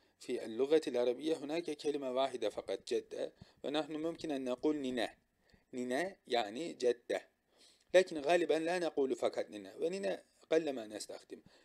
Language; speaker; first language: Arabic; non-native, fluent; Turkish